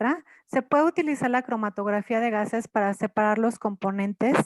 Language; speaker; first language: Spanish; native; Spanish